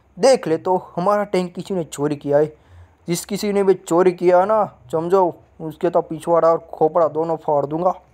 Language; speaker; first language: Hindi; non-native, local second language; Gujarati